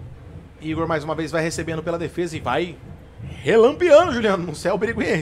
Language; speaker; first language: Portuguese; native; Portuguese